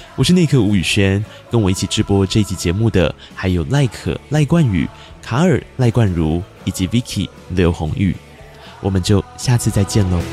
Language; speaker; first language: Chinese; native; Chinese